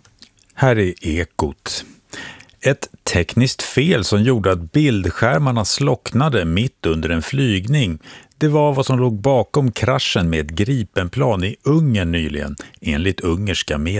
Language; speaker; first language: Swedish; native; Swedish